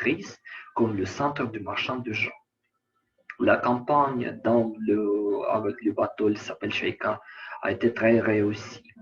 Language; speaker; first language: French; non-native, learner; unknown